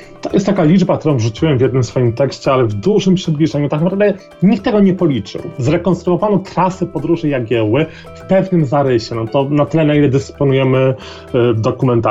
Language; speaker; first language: Polish; native; Polish